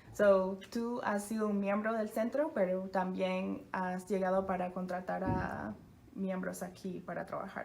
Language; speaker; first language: Spanish; non-native, fluent; English